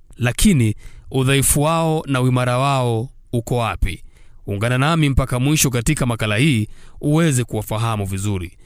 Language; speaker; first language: Swahili; native; Swahili